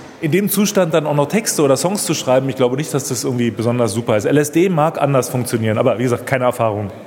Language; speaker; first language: German; native; German